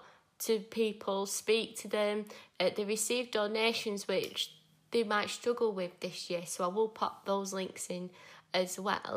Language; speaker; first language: English; native; English